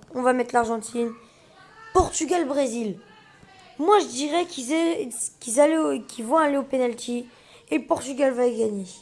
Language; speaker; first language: French; early bilingual, other home language; Portuguese